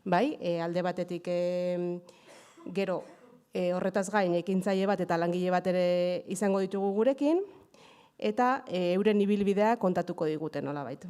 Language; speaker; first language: Basque; native; Basque